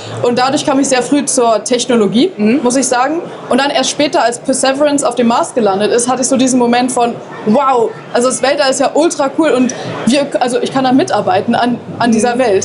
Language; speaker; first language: German; native; German